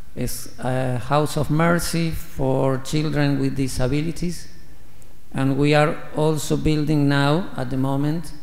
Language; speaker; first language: English; non-native, learner; Spanish